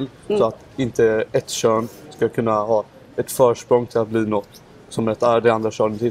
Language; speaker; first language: Swedish; native; Swedish